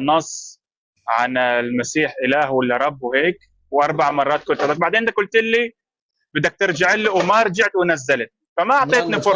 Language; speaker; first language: Arabic; native; Arabic